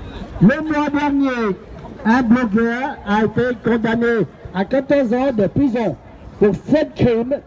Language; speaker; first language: French; non-native, fluent; Vietnamese